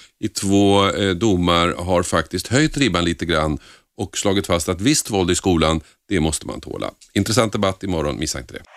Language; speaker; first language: Swedish; native; Swedish